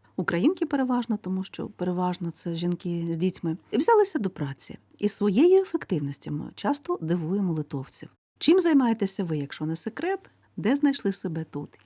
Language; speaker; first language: Ukrainian; native; Ukrainian